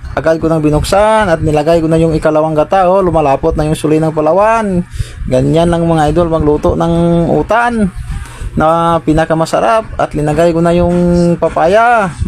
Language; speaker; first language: Filipino; non-native, local second language; Cebuano